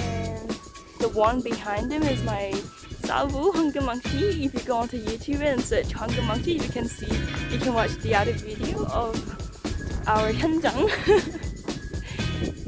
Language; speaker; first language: English; non-native, fluent; Korean